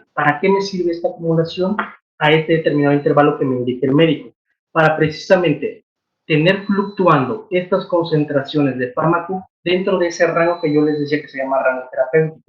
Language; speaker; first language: Spanish; native; Spanish